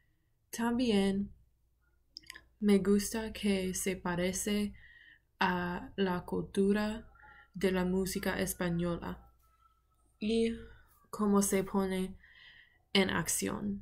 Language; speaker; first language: Spanish; non-native, learner; English